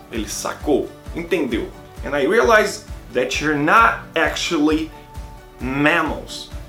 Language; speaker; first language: English; non-native, fluent; Portuguese